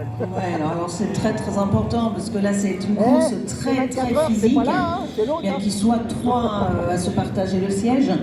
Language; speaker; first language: French; native; French